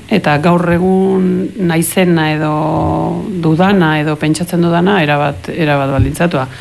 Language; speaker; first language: Basque; early bilingual, heritage; Basque